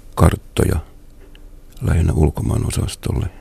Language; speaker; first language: Finnish; native; Finnish